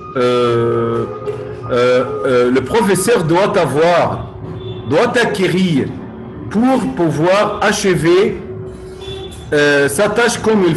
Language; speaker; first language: French; non-native, fluent; Arabic